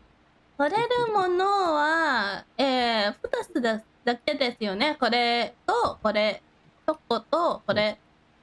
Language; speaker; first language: Japanese; non-native, learner; Thai